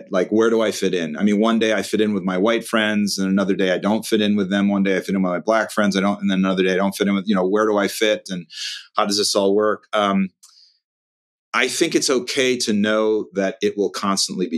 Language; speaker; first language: English; native; English